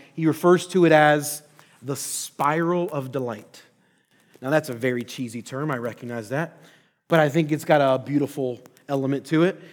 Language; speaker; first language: English; native; English